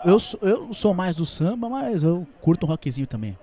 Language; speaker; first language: Portuguese; native; Portuguese